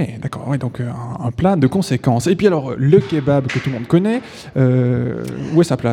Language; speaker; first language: French; native; French